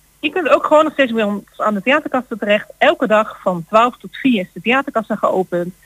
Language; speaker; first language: Dutch; native; Dutch